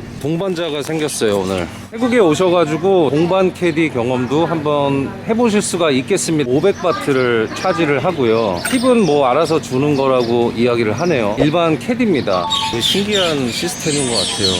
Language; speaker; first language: Korean; native; Korean